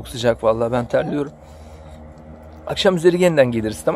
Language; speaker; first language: Turkish; native; Turkish